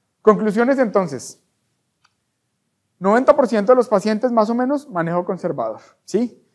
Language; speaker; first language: Spanish; native; Spanish